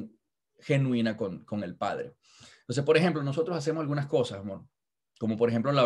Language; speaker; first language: Spanish; native; Spanish